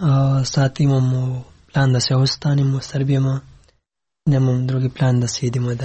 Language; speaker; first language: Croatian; non-native, learner; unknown